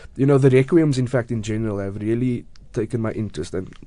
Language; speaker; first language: English; native; English